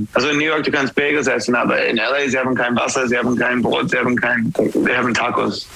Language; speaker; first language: German; non-native, fluent; English